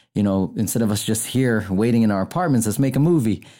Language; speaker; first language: English; native; English